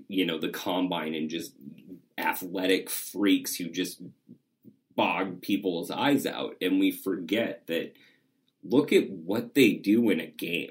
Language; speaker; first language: English; native; English